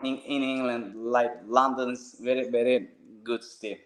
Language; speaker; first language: English; non-native, learner; Turkish